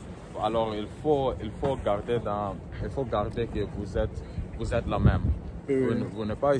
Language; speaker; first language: French; early bilingual, heritage; French